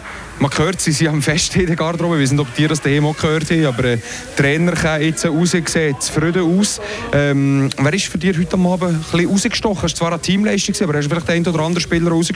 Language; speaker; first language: German; native; German